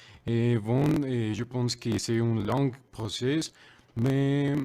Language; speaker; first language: French; non-native, learner; Spanish